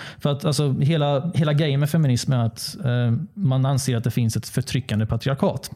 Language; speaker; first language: Swedish; early bilingual, other home language; Bosnian